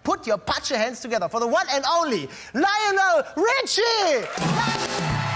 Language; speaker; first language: English; non-native, fluent; German